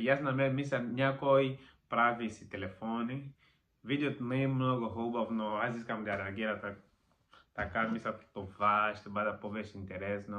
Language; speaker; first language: Bulgarian; non-native, learner; Macedonian